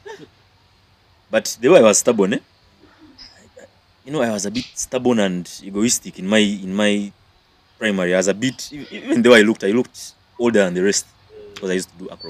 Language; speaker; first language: English; non-native, local second language; Nyankole